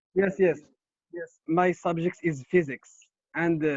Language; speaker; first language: English; non-native, learner; Arabic